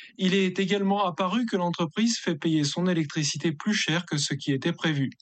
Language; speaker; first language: French; native; French